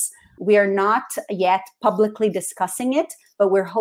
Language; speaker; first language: English; non-native, fluent; Portuguese